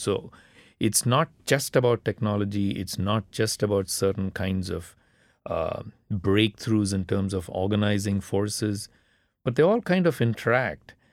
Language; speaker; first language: English; non-native, local second language; Tamil